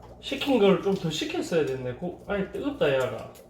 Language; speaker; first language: Korean; native; Korean